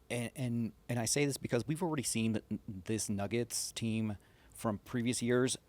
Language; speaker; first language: English; native; English